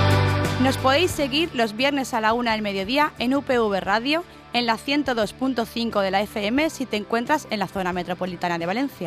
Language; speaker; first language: Spanish; native; Spanish